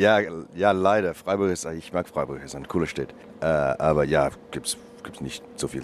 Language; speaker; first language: German; non-native, learner; English